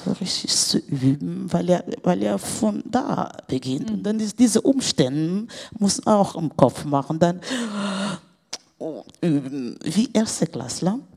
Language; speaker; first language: German; non-native, fluent; Portuguese